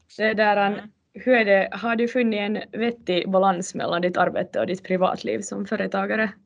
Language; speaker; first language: Swedish; native; Swedish